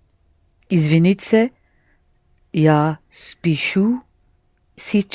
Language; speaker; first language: Russian; non-native, learner; English